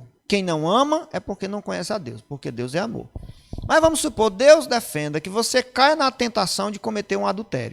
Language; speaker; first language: Portuguese; native; Portuguese